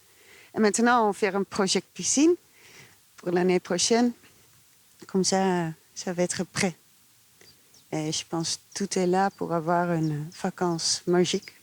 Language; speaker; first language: French; non-native, fluent; Dutch